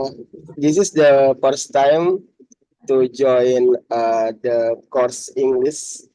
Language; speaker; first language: English; non-native, learner; Indonesian